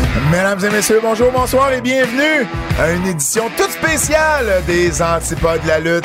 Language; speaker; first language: French; native; French